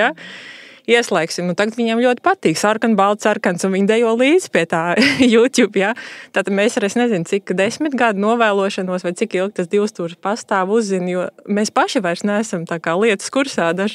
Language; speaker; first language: Latvian; native; Latvian